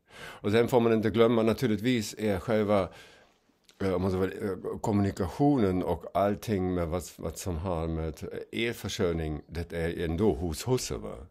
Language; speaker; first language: Swedish; non-native, fluent; German